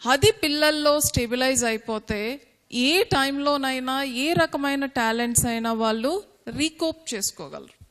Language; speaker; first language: Telugu; native; Telugu